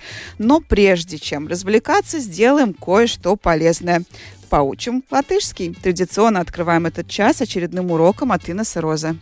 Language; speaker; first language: Russian; native; Russian